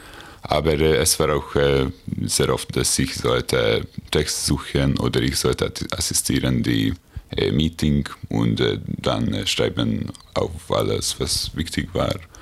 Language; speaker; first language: German; non-native, fluent; Hungarian